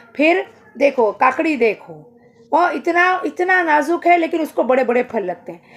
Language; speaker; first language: Hindi; non-native, local second language; Kannada